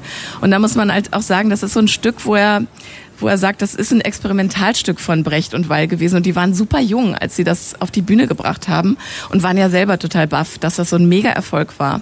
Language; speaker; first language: German; native; German